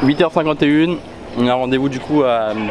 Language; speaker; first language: French; native; French